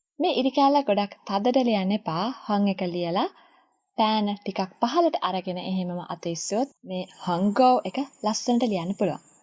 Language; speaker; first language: Sinhala; native; Sinhala